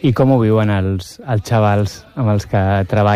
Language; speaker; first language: Catalan; native; Catalan